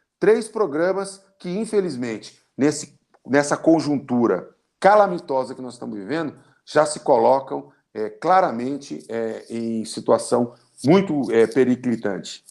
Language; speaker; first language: Portuguese; native; Portuguese